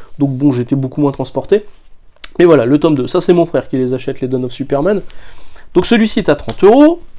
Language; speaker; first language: French; native; French